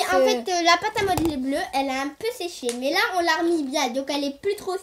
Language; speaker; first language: French; native; French